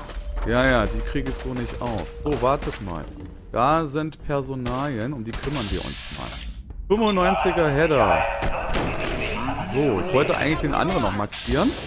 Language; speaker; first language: German; native; German